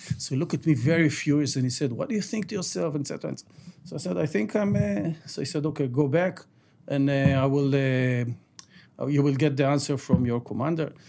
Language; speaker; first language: English; non-native, fluent; Ladino